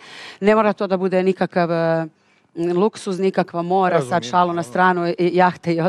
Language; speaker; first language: Bosnian; native; Bosnian